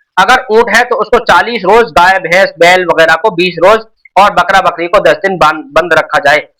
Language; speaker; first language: Urdu; native; Urdu